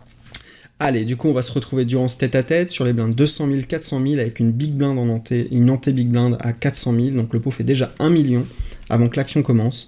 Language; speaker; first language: French; native; French